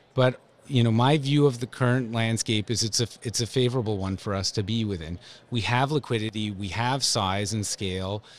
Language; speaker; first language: English; native; English